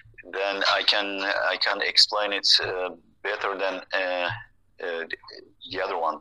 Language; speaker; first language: English; non-native, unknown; Turkish